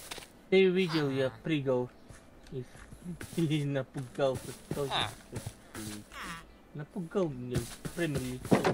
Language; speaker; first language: Russian; non-native, learner; Latvian